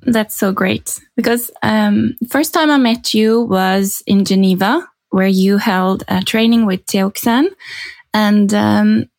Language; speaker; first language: English; non-native, fluent; Norwegian